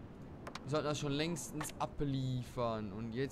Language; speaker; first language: German; native; German